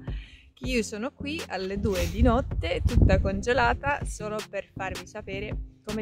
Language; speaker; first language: Italian; non-native, fluent; Russian